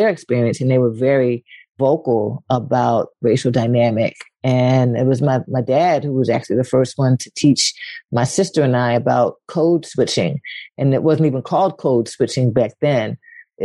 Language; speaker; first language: English; native; English